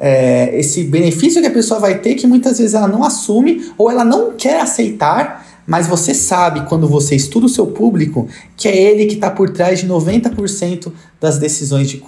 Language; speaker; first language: Portuguese; native; Portuguese